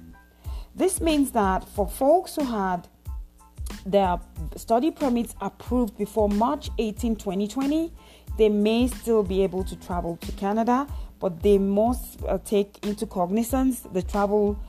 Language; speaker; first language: English; non-native, local second language; Yoruba